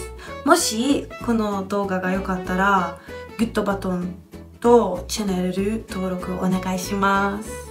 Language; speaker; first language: Japanese; non-native, fluent; Hungarian